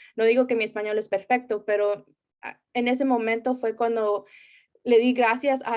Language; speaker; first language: Spanish; early bilingual, heritage; Spanish